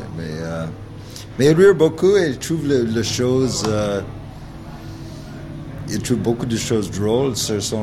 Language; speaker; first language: French; non-native, learner; English